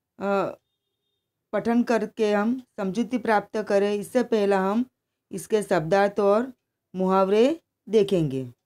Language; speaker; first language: Hindi; non-native, local second language; Gujarati